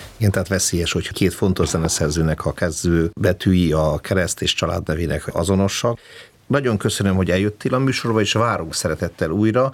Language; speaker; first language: Hungarian; native; Hungarian